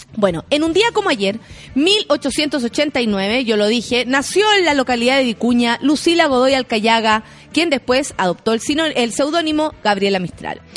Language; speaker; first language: Spanish; native; Spanish